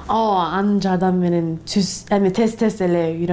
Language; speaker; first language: Kyrgyz; non-native, learner; English